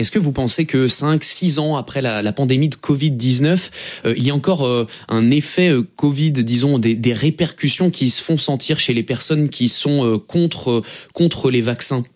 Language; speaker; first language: French; native; French